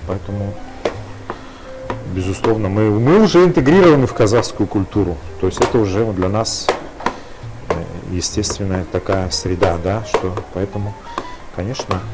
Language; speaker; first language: Russian; native; Russian